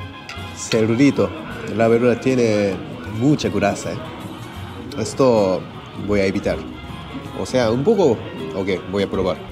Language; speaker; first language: Spanish; non-native, learner; Japanese